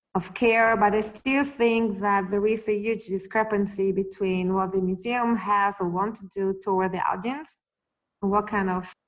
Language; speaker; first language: English; non-native, fluent; Italian